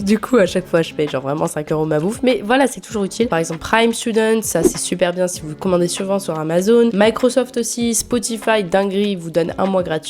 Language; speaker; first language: French; native; French